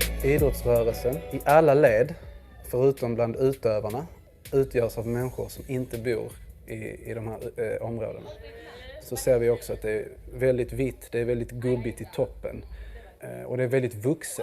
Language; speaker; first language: Swedish; native; Swedish